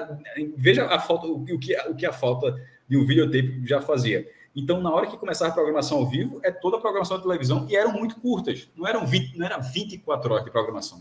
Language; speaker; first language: Portuguese; native; Portuguese